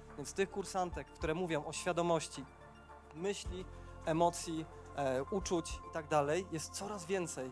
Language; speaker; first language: Polish; native; Polish